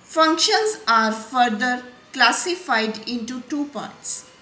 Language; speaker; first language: English; non-native, local second language; Punjabi